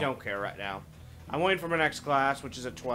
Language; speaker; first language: English; native; English